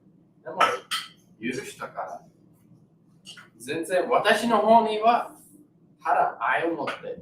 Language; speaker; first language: Japanese; non-native, learner; English